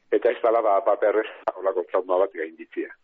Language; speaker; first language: Basque; native; Basque